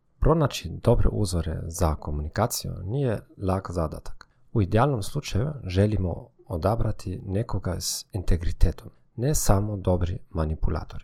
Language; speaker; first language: Croatian; non-native, fluent; German